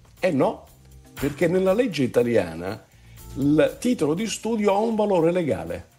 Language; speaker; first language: Italian; native; Italian